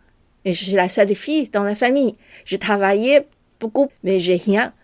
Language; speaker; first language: French; non-native, fluent; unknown